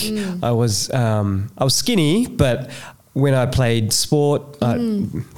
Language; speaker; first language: English; native; English